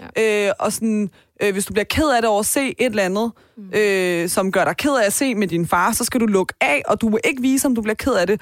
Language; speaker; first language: Danish; early bilingual, other home language; Persian